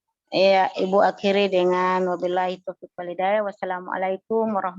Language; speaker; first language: Indonesian; native; Indonesian